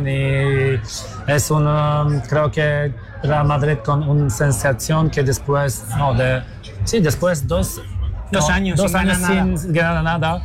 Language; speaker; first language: Spanish; non-native, learner; Polish